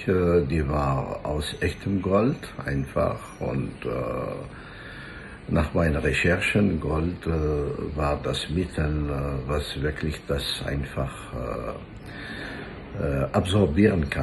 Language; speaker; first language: German; non-native, fluent; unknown